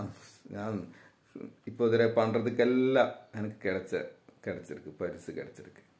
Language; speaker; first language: Tamil; non-native, learner; Malayalam